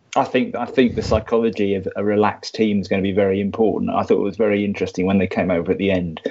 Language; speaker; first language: English; native; English